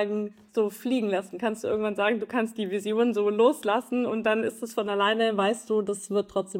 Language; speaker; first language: German; native; German